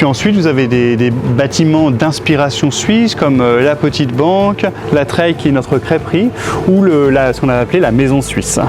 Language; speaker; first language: French; native; French